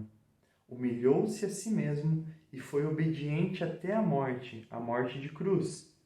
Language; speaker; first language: Portuguese; native; Portuguese